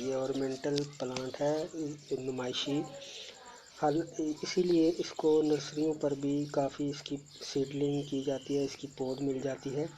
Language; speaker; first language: Urdu; non-native, local second language; Punjabi